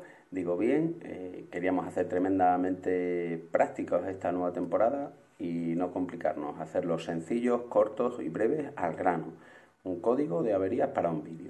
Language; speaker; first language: Spanish; native; Spanish